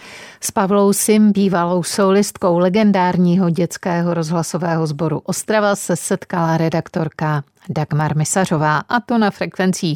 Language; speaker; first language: Czech; native; Czech